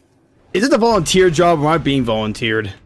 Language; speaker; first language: English; native; English